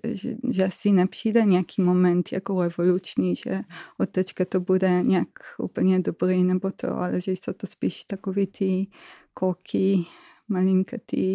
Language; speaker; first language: Czech; non-native, fluent; Hebrew